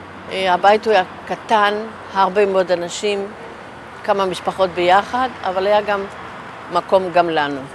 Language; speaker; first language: Hebrew; non-native, fluent; Yiddish